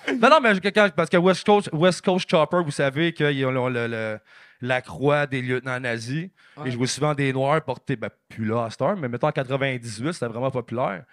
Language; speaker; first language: French; native; French